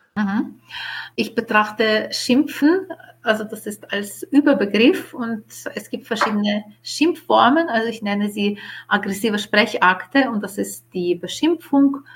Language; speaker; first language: German; non-native, fluent; Ukrainian